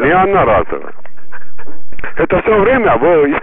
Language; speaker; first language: Russian; non-native, local second language; Estonian